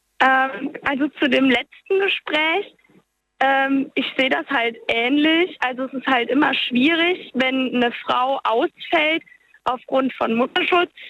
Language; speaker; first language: German; native; German